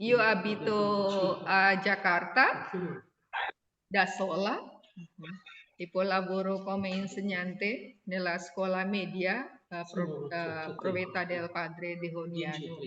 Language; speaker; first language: Italian; non-native, learner; Indonesian